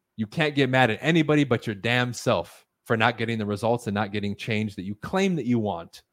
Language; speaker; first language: English; early bilingual, other home language; Spanish